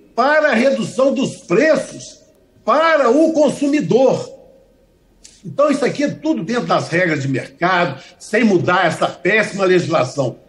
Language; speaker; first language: Portuguese; native; Portuguese